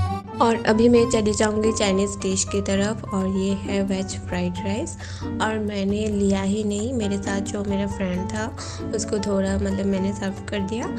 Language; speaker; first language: Hindi; non-native, local second language; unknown